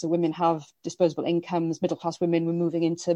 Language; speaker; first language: English; native; English